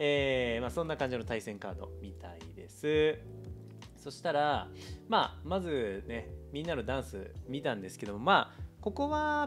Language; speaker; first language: Japanese; native; Japanese